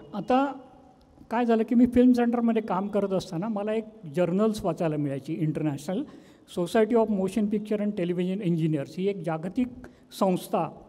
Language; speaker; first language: Marathi; native; Marathi